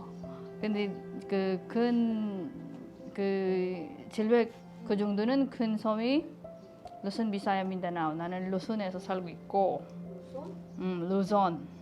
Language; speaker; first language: Korean; non-native, learner; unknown